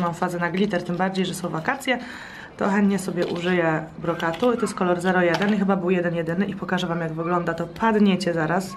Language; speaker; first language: Polish; native; Polish